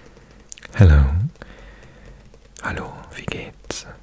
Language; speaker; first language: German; non-native, learner; English